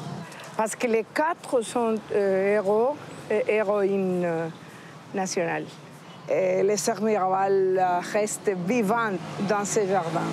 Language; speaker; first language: French; non-native, fluent; Spanish